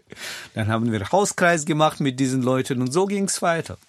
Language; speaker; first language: German; non-native, fluent; Russian